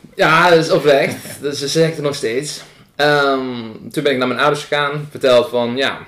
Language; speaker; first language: Dutch; early bilingual, other home language; Afrikaans